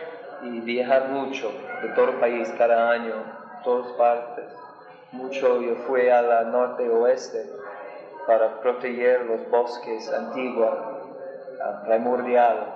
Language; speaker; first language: Spanish; non-native, learner; English